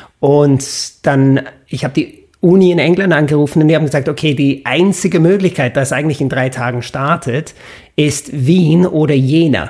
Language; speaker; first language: German; non-native, fluent; English